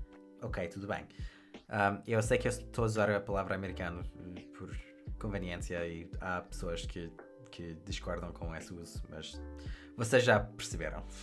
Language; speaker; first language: Portuguese; non-native, fluent; English